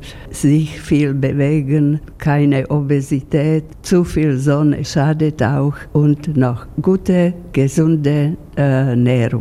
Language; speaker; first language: German; non-native, fluent; Slovak